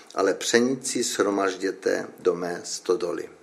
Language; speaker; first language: Czech; native; Czech